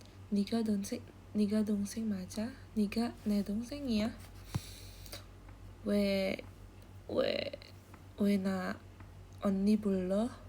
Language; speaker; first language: Korean; non-native, learner; Indonesian